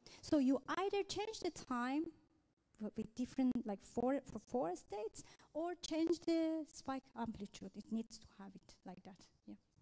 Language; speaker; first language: English; non-native, fluent; Persian